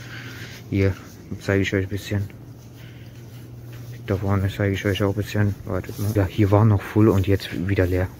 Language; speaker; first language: German; early bilingual, other home language; Turkish